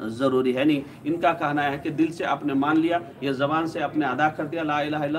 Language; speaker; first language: Urdu; native; Urdu